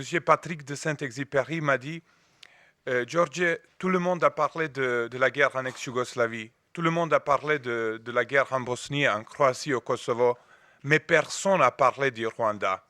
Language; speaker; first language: French; non-native, fluent; Serbian